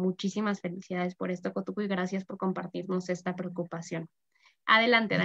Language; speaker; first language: Spanish; native; Spanish